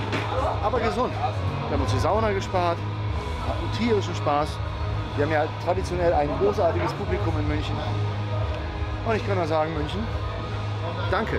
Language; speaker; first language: German; native; German